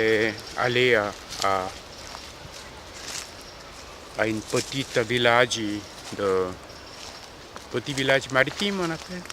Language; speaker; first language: French; non-native, fluent; Korean